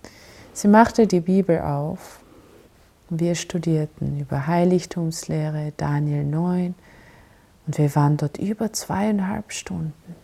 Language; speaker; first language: German; non-native, fluent; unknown